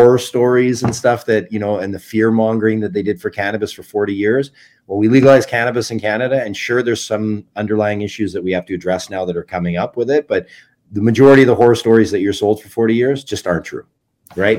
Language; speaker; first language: English; native; English